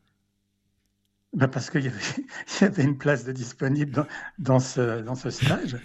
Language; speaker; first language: French; native; French